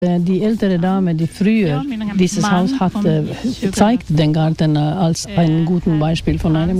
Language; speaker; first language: German; non-native, fluent; Swedish